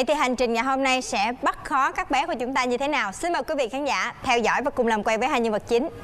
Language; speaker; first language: Vietnamese; native; Vietnamese